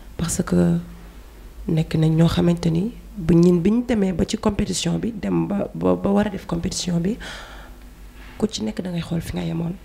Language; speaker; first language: Wolof; non-native, local second language; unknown